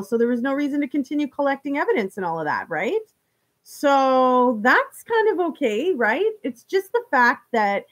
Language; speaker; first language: English; native; English